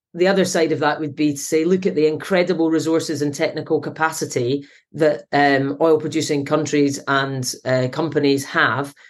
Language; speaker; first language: English; native; English